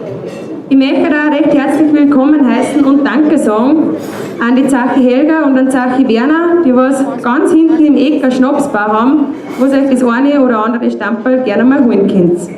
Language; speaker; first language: German; native; German